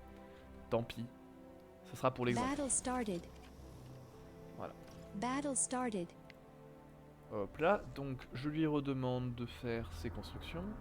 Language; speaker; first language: French; native; French